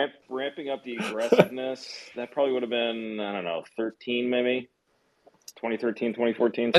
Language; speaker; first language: English; native; English